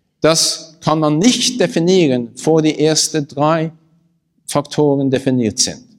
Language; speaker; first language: German; non-native, learner; Norwegian